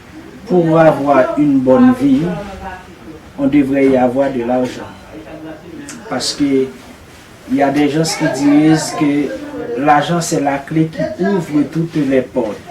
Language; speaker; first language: French; non-native, local second language; Haitian Creole